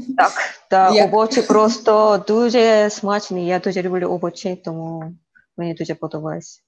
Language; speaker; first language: Ukrainian; non-native, learner; Korean